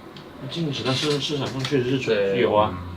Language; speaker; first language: Chinese; native; Chinese